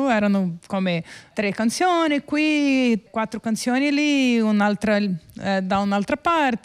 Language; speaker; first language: Italian; non-native, fluent; Portuguese